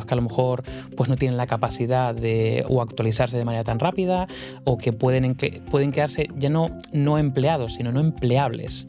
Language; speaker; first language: Spanish; native; Spanish